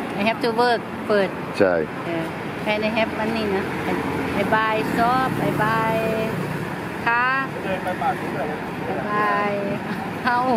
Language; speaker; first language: English; non-native, learner; Thai